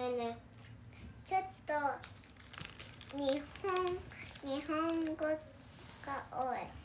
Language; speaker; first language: Japanese; early bilingual, heritage; Japanese